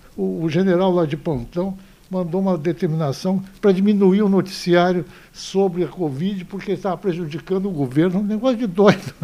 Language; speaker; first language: Portuguese; native; Portuguese